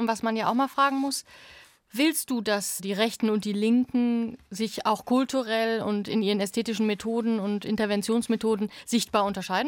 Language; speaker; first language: German; native; German